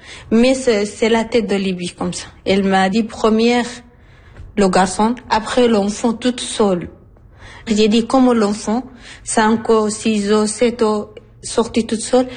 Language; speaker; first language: French; non-native, learner; Arabic